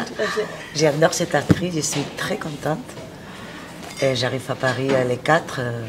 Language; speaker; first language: French; non-native, fluent; Spanish